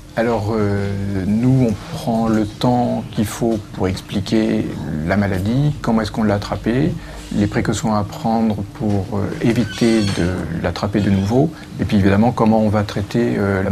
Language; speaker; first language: French; native; French